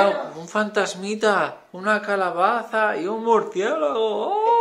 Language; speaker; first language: Spanish; native; Spanish